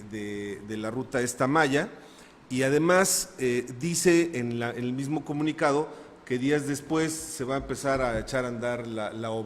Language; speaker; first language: Spanish; native; Spanish